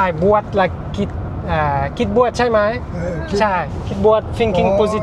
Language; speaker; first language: Thai; non-native, learner; French